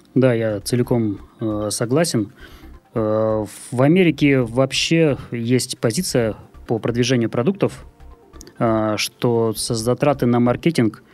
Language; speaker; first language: Russian; native; Russian